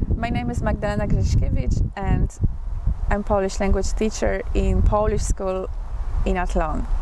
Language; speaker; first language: English; non-native, fluent; Polish